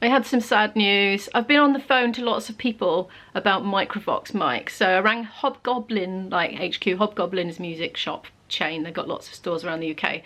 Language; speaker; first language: English; native; English